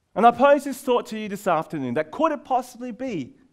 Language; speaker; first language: English; native; English